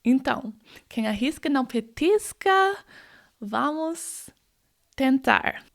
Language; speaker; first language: Portuguese; non-native, fluent; English